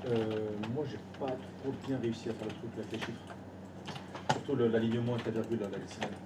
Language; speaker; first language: French; native; French